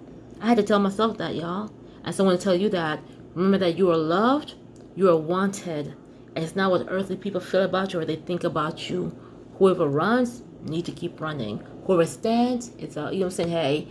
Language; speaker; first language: English; native; English